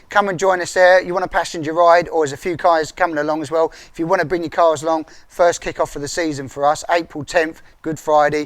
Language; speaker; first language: English; native; English